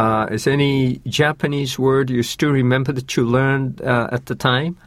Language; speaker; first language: English; non-native, fluent; Japanese